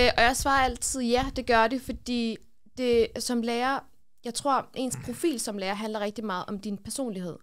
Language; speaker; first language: Danish; early bilingual, other home language; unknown